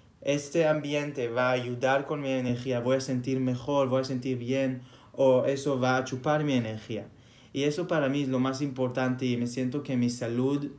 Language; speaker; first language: Spanish; non-native, fluent; Hebrew